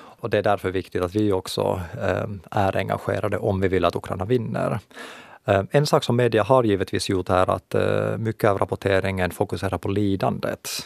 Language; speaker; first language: Swedish; non-native, local second language; Finnish